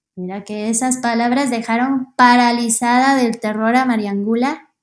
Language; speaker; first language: Spanish; native; Spanish